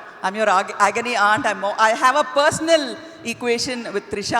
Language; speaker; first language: English; non-native, local second language; Tamil